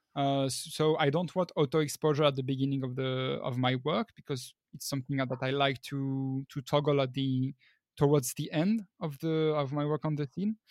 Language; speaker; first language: English; non-native, fluent; French